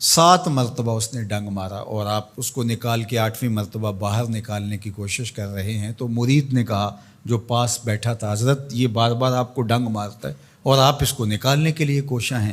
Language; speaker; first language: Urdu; non-native, local second language; Punjabi